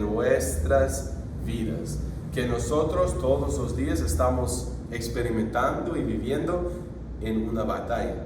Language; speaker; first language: Spanish; non-native, fluent; English